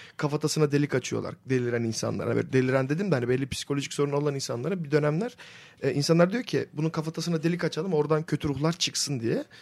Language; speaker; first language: Turkish; native; Turkish